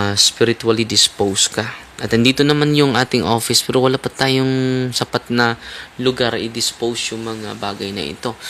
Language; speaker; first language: Filipino; non-native, local second language; Cebuano